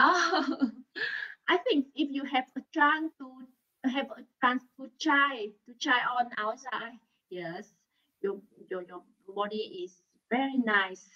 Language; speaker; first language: English; non-native, learner; Vietnamese